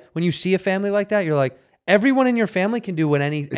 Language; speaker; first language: English; native; English